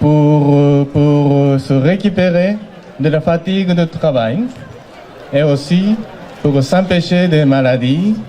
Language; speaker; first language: French; non-native, fluent; Japanese